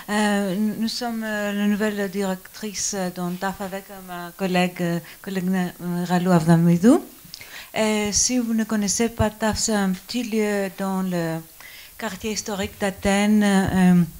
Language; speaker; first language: French; non-native, learner; Greek